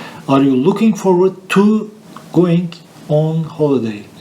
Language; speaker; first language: English; non-native, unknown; Turkish